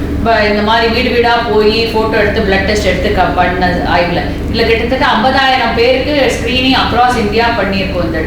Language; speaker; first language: Tamil; native; Tamil